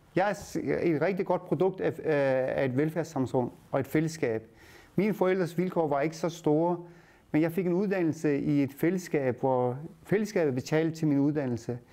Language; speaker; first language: Danish; early bilingual, other home language; Turkish